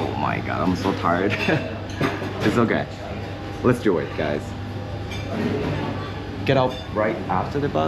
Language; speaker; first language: English; non-native, fluent; Japanese